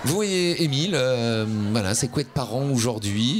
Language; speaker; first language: French; native; French